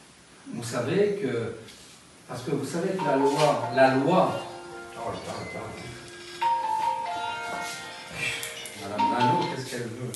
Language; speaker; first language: French; native; French